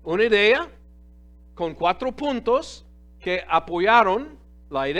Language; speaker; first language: Spanish; non-native, fluent; English